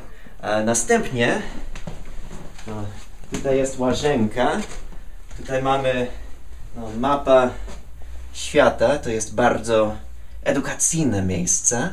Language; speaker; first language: Polish; non-native, learner; English